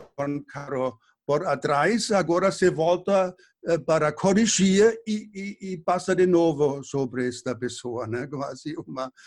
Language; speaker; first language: Portuguese; non-native, fluent; German